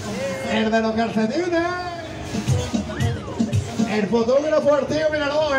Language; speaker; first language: Spanish; native; Spanish